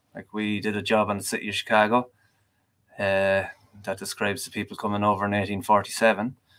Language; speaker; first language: English; native; English